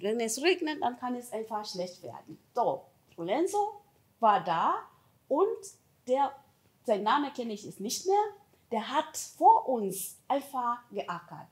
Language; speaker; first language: German; non-native, fluent; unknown